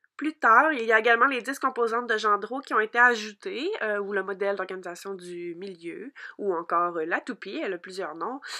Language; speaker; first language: French; native; French